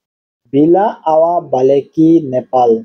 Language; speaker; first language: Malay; non-native, learner; Nepali